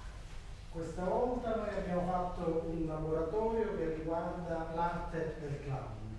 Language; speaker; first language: Italian; native; Italian